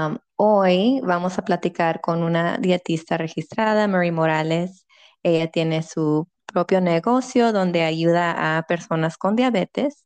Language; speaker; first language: Spanish; early bilingual, heritage; Spanish